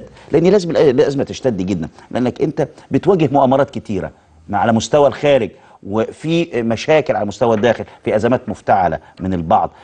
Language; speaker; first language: Arabic; native; Arabic